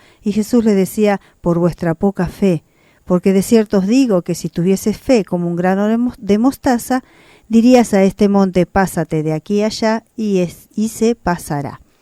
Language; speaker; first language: Spanish; native; Spanish